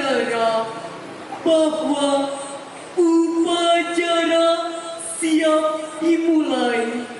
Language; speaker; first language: Indonesian; native; Indonesian